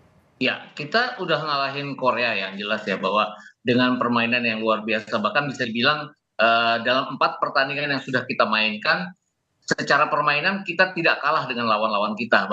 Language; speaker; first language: Indonesian; native; Indonesian